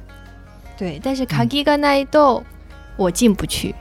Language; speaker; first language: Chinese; non-native, learner; Japanese